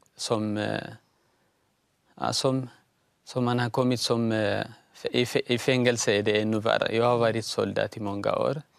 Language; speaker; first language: Swedish; non-native, fluent; Tigrinya